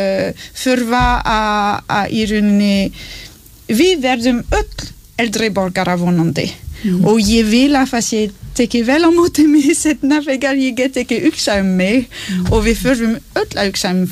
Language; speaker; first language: Icelandic; non-native, learner; French